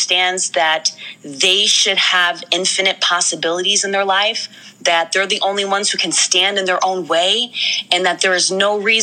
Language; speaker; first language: English; native; English